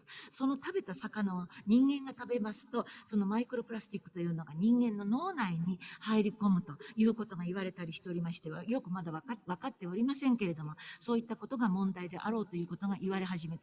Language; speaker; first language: Japanese; native; Japanese